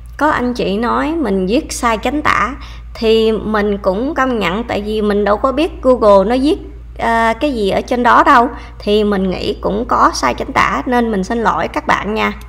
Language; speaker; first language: Vietnamese; early bilingual, heritage; Vietnamese